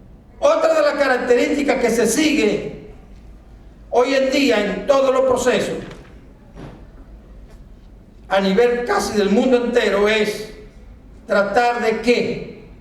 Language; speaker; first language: Spanish; native; Spanish